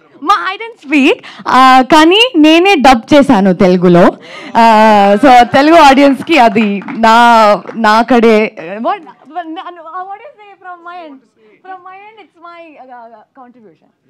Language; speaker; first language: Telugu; non-native, learner; Kannada